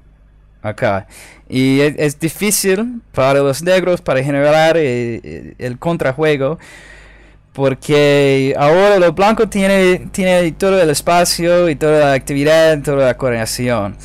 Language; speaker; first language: Spanish; non-native, fluent; English